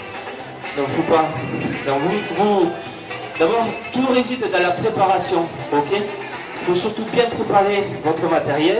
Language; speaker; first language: French; native; French